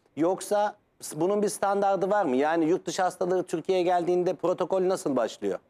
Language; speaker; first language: Turkish; native; Turkish